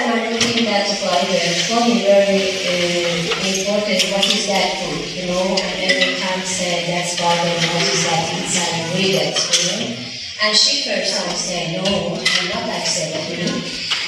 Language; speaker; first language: English; non-native, learner; Persian